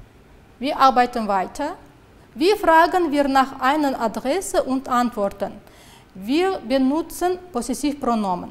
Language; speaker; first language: German; non-native, fluent; Uzbek